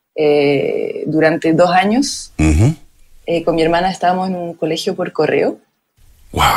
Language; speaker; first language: Spanish; early bilingual, other home language; French